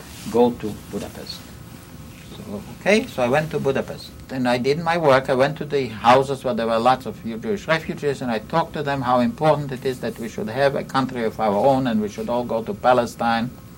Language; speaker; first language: English; non-native, fluent; Yiddish